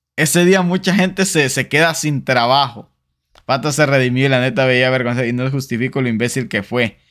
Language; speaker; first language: Spanish; native; Spanish